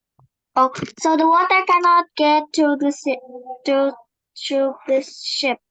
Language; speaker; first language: English; non-native, learner; Indonesian